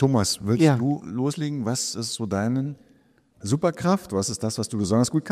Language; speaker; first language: German; native; German